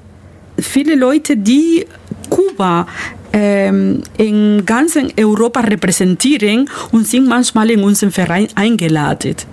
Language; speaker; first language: German; non-native, learner; Spanish